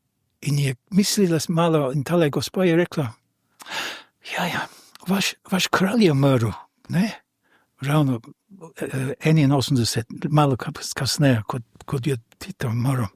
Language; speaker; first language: Slovenian; non-native, fluent; English